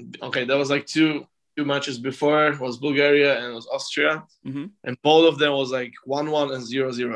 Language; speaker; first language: English; non-native, fluent; Slovak